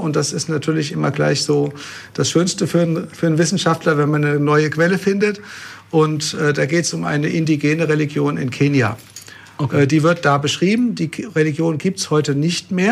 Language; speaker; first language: German; native; German